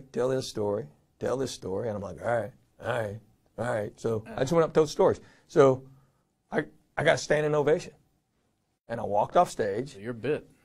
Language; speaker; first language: English; native; English